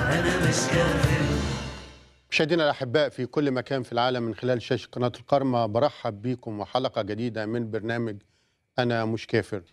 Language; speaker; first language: Arabic; native; Arabic